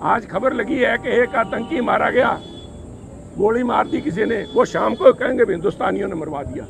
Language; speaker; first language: Hindi; non-native, local second language; Punjabi